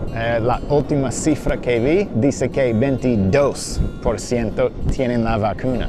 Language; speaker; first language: Spanish; non-native, fluent; English